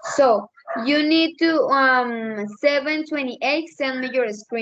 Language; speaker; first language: English; non-native, learner; Spanish